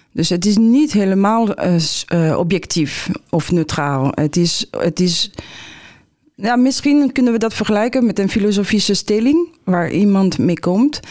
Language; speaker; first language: Dutch; non-native, fluent; French